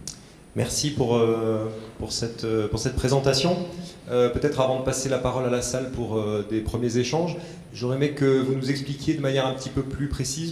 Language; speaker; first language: French; native; French